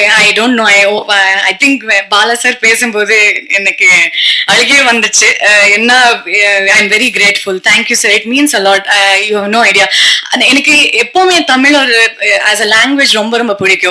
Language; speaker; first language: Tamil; non-native, learner; Kannada